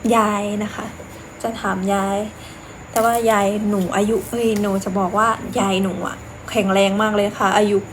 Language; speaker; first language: Thai; non-native, fluent; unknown